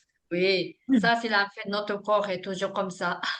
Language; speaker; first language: French; non-native, learner; Tibetan